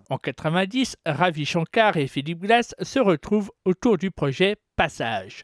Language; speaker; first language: French; native; French